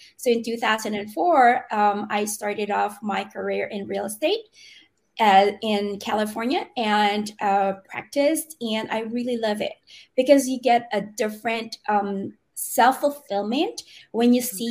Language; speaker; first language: English; non-native, local second language; Filipino